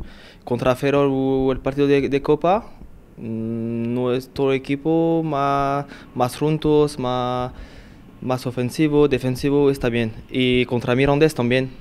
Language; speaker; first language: Spanish; non-native, learner; French